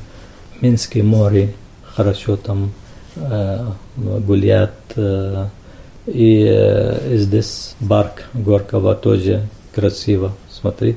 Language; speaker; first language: Russian; non-native, fluent; Arabic